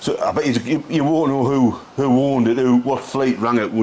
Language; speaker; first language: English; native; English